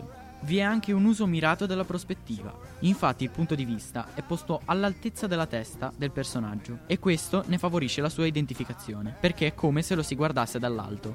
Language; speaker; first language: Italian; native; Italian